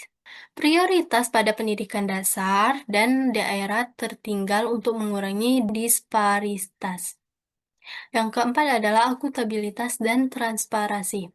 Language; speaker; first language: Indonesian; native; Indonesian